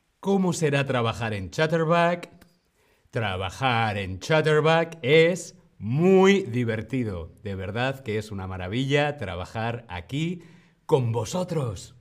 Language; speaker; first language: Spanish; non-native, fluent; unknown